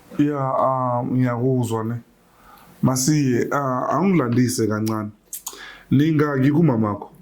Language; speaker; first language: Zulu; native; Zulu